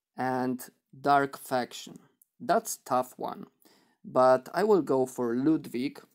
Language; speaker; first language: English; non-native, fluent; Polish